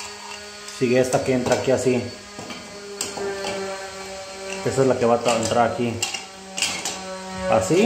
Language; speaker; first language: Spanish; native; Spanish